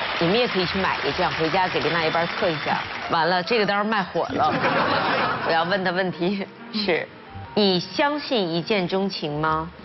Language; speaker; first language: Chinese; native; Chinese